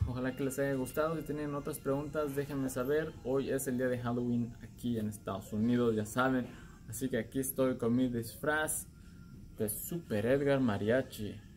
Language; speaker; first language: Spanish; early bilingual, heritage; Spanish